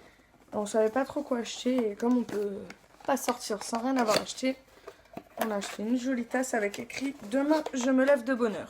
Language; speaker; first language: French; native; French